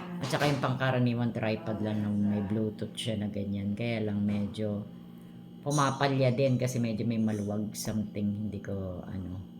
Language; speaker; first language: Filipino; non-native, local second language; Cebuano